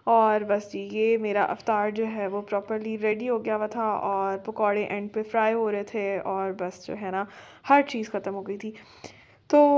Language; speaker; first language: Urdu; native; Urdu